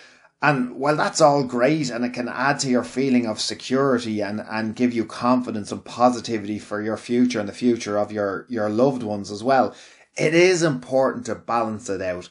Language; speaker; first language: English; native; English